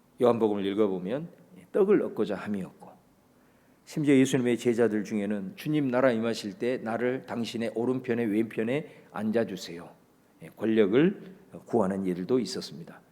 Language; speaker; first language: Korean; native; Korean